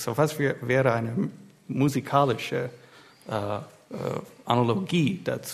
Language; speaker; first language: German; non-native, fluent; English